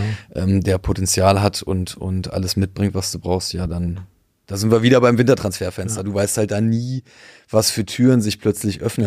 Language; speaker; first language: German; native; German